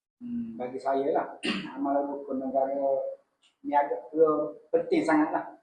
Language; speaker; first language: Malay; native; Malay